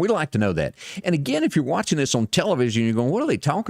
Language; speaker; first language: English; native; English